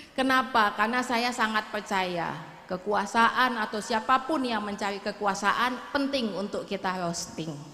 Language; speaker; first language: Indonesian; native; Indonesian